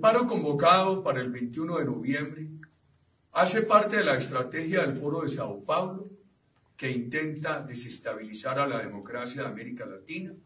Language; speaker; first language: Spanish; native; Spanish